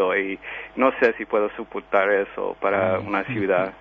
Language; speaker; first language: Spanish; early bilingual, heritage; Spanish